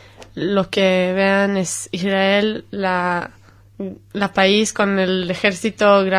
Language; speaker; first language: Spanish; non-native, learner; Hebrew